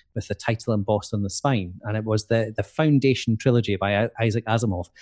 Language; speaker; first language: English; native; English